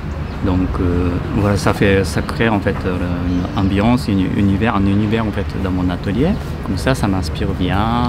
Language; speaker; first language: French; non-native, fluent; Japanese